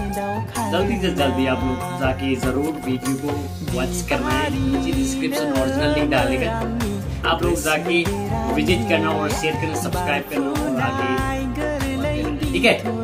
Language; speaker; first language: Hindi; non-native, local second language; Kok Borok